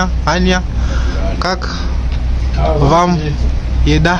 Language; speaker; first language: Russian; non-native, fluent; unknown